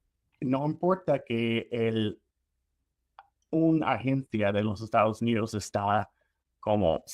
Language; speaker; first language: Spanish; non-native, fluent; English